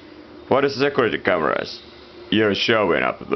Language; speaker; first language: English; non-native, fluent; Italian